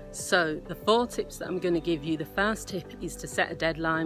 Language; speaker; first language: English; native; English